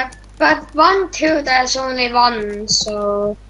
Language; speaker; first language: English; non-native, learner; Estonian